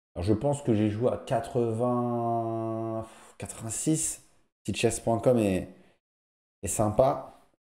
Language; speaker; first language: French; native; French